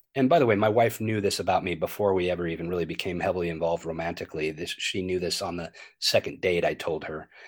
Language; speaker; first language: English; native; English